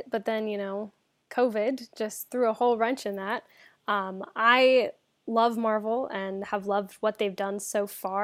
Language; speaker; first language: English; native; English